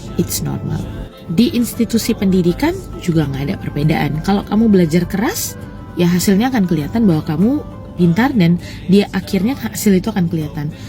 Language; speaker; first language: Indonesian; native; Indonesian